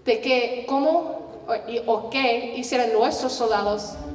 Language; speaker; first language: Spanish; non-native, learner; English